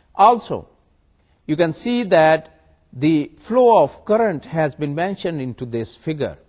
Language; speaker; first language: English; non-native, local second language; Urdu